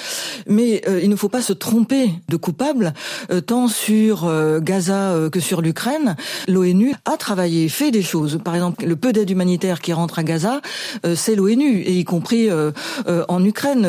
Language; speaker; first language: French; native; French